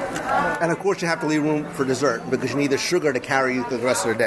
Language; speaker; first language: English; native; English